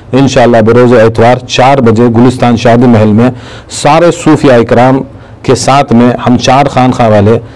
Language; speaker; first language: Urdu; native; Urdu